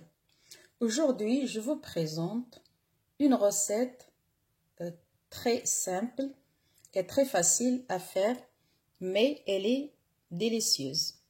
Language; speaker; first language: French; non-native, local second language; Arabic